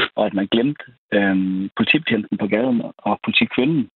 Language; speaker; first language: Danish; native; Danish